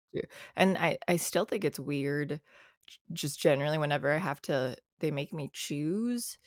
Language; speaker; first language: English; early bilingual, other home language; Filipino